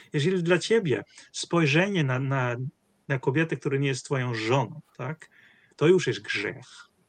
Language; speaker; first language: Polish; non-native, fluent; Dutch